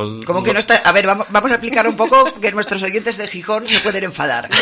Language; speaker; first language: Spanish; native; Spanish